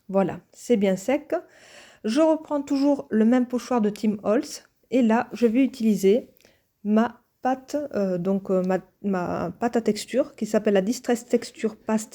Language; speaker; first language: French; native; French